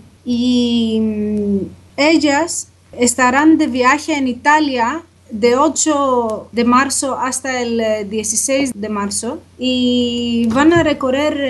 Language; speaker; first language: Spanish; non-native, fluent; Greek